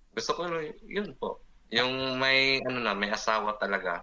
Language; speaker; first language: Filipino; non-native, local second language; Cebuano